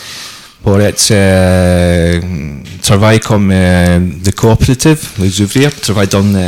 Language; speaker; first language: French; non-native, learner; English